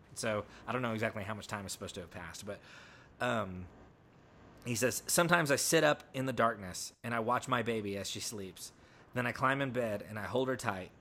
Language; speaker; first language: English; native; English